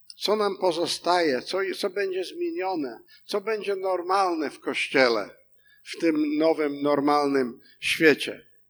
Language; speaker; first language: Polish; non-native, fluent; English